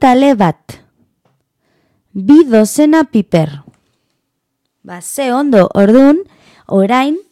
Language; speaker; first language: Basque; non-native, learner; Spanish